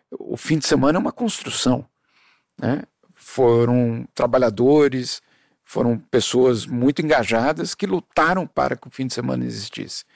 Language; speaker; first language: Portuguese; native; Portuguese